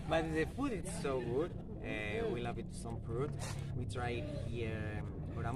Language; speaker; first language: English; non-native, learner; Spanish